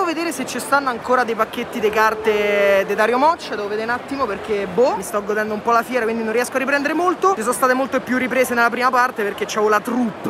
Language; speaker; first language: Italian; native; Italian